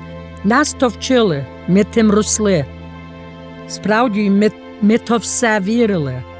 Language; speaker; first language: Ukrainian; early bilingual, heritage; Ukrainian